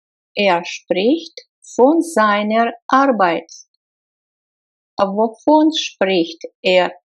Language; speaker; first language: German; non-native, fluent; Russian